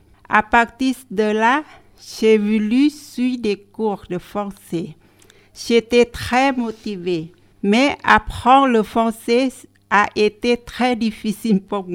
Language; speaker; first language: French; non-native, learner; Thai